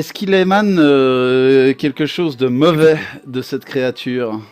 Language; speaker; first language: French; native; French